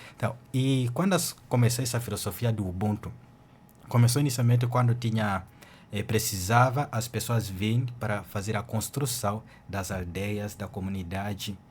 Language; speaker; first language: Portuguese; non-native, fluent; Ganda